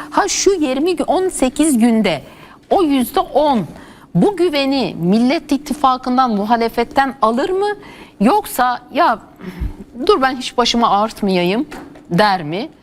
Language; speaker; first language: Turkish; native; Turkish